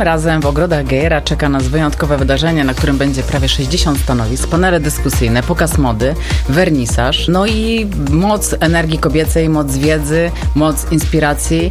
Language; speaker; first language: Polish; native; Polish